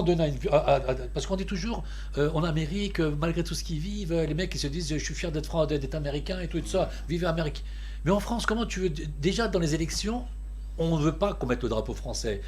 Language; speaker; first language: French; early bilingual, other home language; Turkish